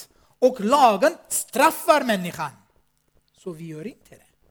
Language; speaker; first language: Swedish; non-native, fluent; Armenian